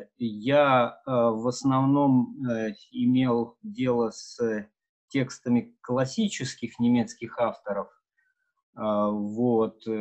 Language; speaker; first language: Russian; native; Russian